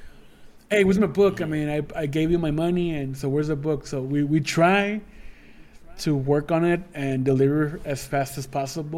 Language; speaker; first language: English; early bilingual, other home language; Spanish